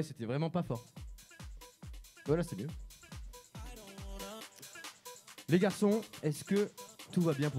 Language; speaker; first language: French; native; French